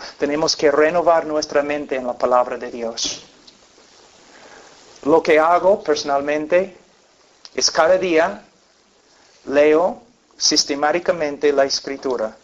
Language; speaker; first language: Spanish; non-native, fluent; English